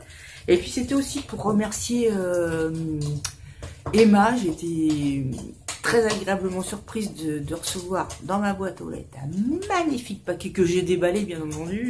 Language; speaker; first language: French; native; French